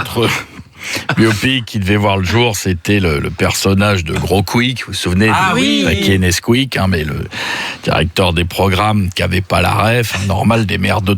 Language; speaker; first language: French; native; French